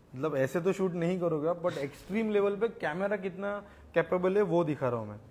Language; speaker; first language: Hindi; non-native, local second language; Marathi